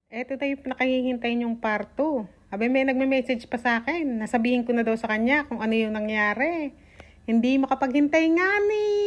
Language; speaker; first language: Filipino; native; Filipino